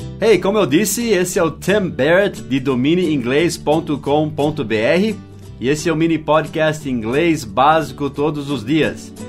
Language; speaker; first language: Portuguese; non-native, fluent; English